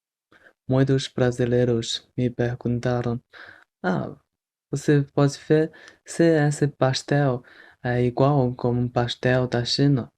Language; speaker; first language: Portuguese; non-native, fluent; Chinese